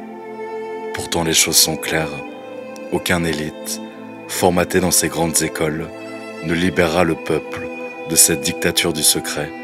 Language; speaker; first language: French; native; French